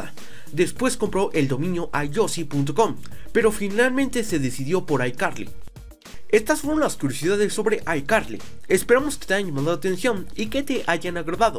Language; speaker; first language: Spanish; native; Spanish